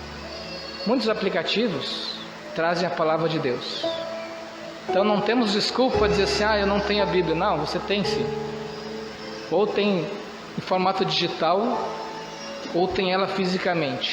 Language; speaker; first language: Portuguese; native; Portuguese